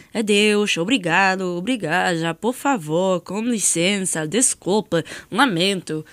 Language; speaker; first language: Portuguese; non-native, learner; Spanish